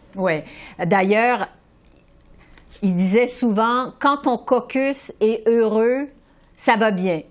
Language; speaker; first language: French; native; French